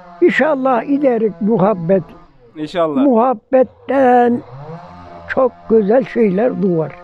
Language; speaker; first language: Turkish; native; Turkish